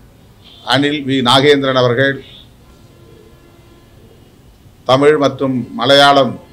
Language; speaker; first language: Tamil; native; Tamil